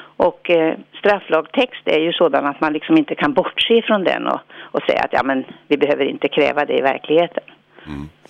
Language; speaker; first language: Swedish; native; Swedish